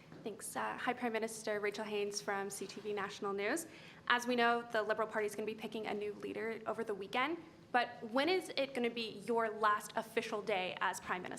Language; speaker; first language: English; native; English